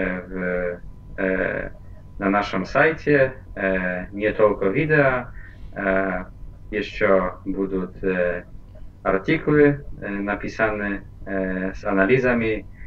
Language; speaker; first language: Russian; non-native, fluent; Polish